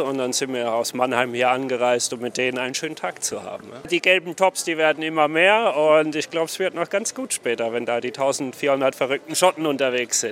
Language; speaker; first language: German; early bilingual, other home language; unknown